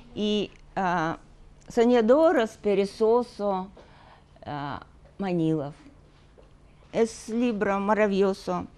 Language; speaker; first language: Spanish; non-native, fluent; Russian